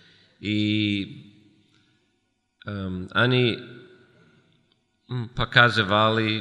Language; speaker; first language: Russian; non-native, fluent; English